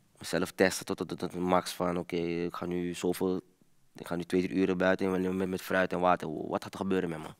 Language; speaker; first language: Dutch; early bilingual, other home language; Papiamento